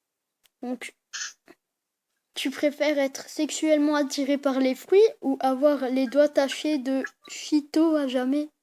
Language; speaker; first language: French; native; French